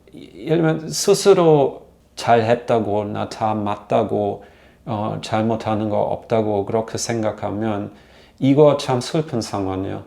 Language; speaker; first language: Korean; non-native, learner; German